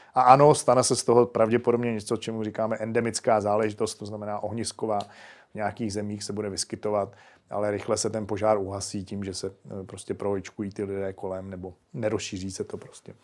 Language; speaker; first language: Czech; native; Czech